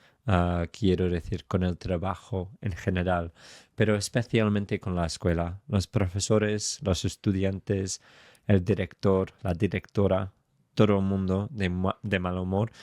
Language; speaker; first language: Spanish; non-native, fluent; English